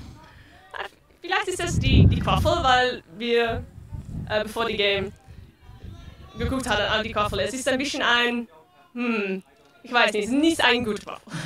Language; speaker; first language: German; non-native, learner; Dutch